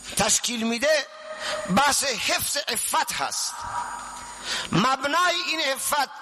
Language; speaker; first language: Persian; non-native, local second language; Baluchi